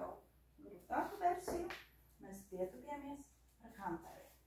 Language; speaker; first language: Latvian; non-native, learner; Russian